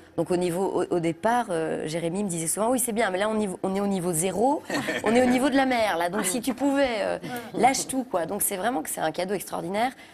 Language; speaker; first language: French; native; French